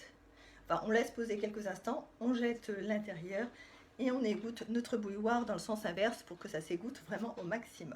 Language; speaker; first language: French; native; French